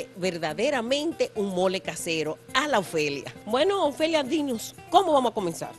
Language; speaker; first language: Spanish; native; Spanish